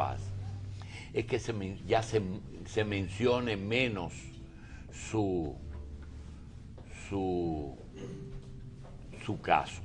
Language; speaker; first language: Spanish; native; Spanish